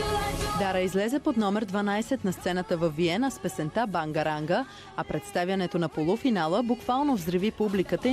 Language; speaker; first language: Bulgarian; native; Bulgarian